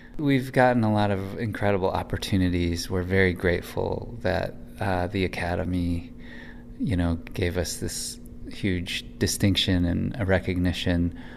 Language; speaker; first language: English; early bilingual, other home language; Chinese